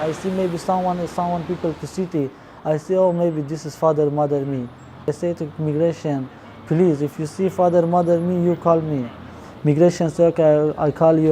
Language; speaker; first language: English; non-native, learner; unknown